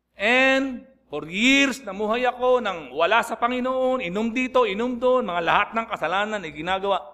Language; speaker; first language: Filipino; native; Filipino